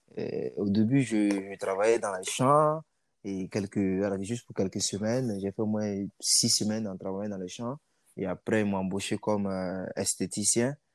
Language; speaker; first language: French; non-native, local second language; Mossi